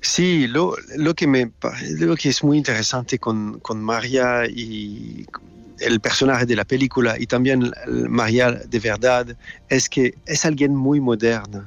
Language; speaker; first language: Spanish; non-native, learner; French